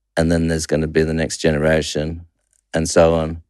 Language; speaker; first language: English; native; English